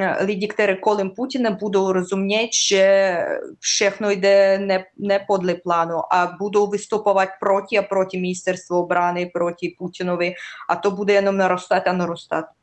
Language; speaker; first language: Czech; non-native, learner; Russian